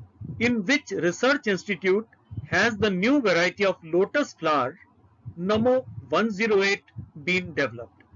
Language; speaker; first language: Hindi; native; Hindi